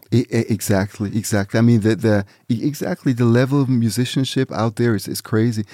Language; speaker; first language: English; early bilingual, other home language; Swiss German